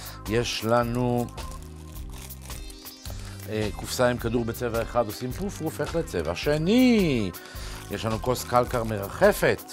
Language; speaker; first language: Hebrew; native; Hebrew